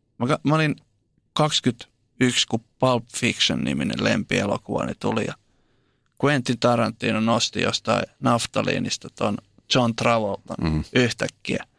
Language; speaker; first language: Finnish; native; Finnish